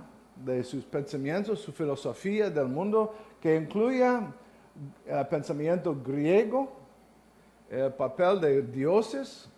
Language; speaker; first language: Spanish; non-native, learner; English